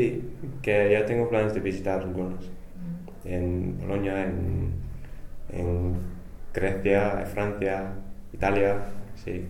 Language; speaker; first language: Spanish; non-native, fluent; English